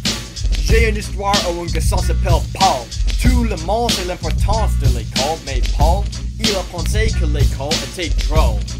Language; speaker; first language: French; non-native, learner; English